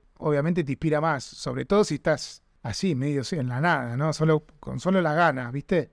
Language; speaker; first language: Spanish; native; Spanish